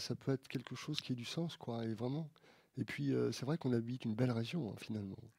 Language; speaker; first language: French; native; French